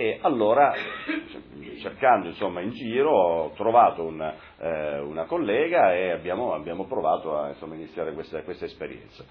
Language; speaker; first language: Italian; native; Italian